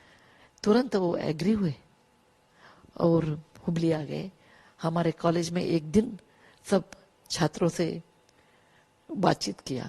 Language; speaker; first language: Hindi; non-native, local second language; Kannada